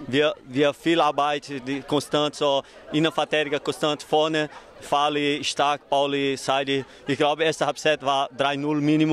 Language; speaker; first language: German; non-native, learner; Portuguese